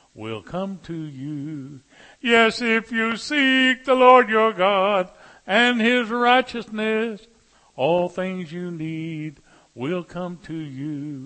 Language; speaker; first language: English; native; English